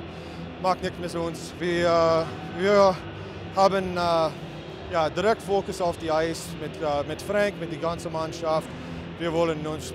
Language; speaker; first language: German; non-native, learner; English